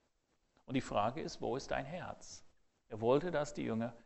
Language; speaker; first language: German; non-native, fluent; English